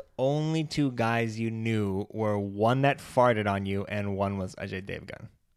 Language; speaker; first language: English; native; English